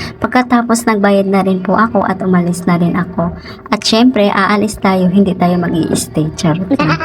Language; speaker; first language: Filipino; native; Filipino